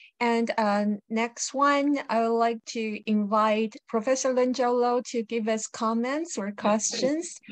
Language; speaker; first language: English; non-native, fluent; Chinese